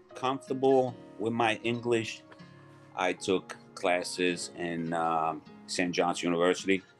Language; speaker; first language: English; non-native, fluent; Italian